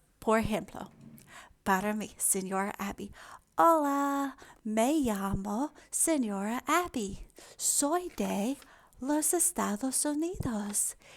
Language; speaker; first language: Spanish; non-native, fluent; English